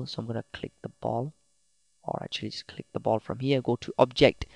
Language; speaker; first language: English; native; English